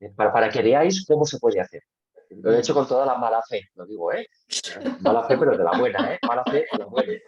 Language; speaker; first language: Spanish; non-native, local second language; Catalan